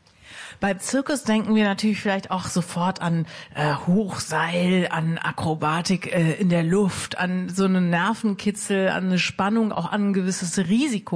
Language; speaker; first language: German; native; German